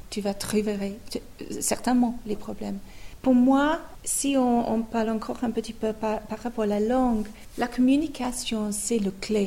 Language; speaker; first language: French; non-native, fluent; English